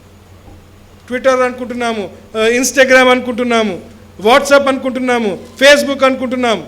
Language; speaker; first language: Telugu; native; Telugu